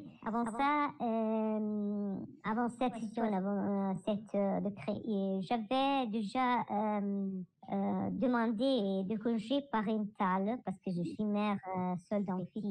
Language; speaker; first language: French; non-native, learner; Italian